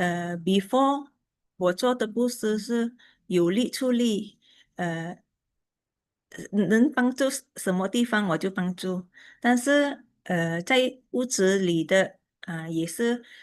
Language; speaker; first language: Chinese; early bilingual, heritage; Chinese